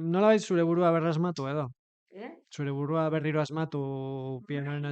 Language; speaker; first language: Basque; native; Basque